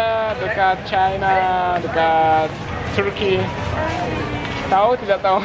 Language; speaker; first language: Indonesian; non-native, learner; Kazakh